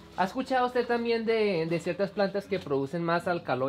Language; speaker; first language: Spanish; native; Spanish